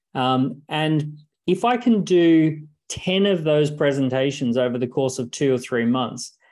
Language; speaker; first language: English; native; English